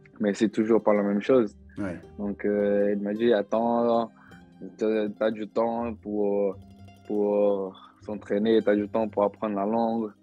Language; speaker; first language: French; non-native, learner; Portuguese